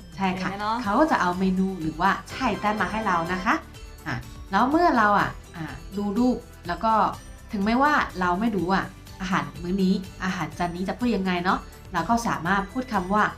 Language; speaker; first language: Thai; non-native, fluent; Chinese